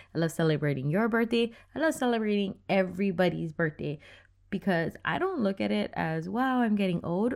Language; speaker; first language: English; native; English